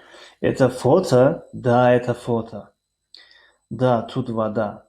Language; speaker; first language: Russian; non-native, fluent; Tajik